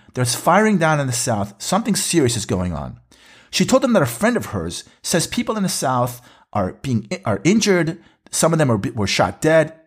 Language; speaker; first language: English; early bilingual, other home language; Hebrew